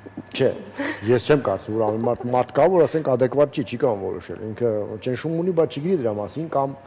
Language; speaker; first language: Armenian; native; Armenian